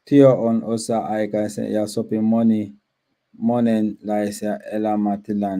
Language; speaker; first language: Finnish; non-native, learner; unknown